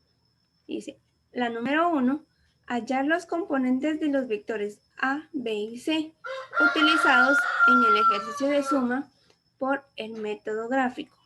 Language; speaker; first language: Spanish; native; Spanish